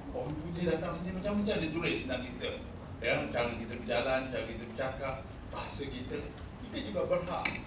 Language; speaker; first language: Malay; native; Malay